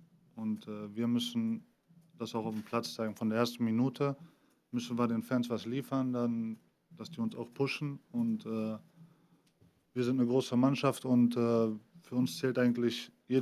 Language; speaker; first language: German; early bilingual, other home language; Greek